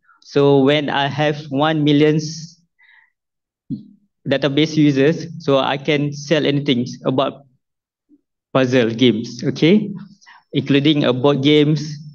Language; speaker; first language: English; non-native, local second language; Malay